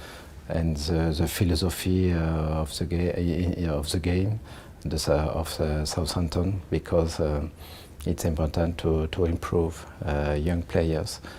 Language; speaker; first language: English; non-native, learner; French